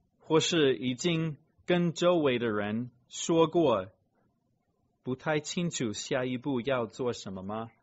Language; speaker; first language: Chinese; non-native, fluent; English